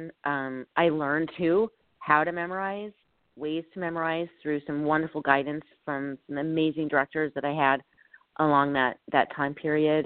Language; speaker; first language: English; native; English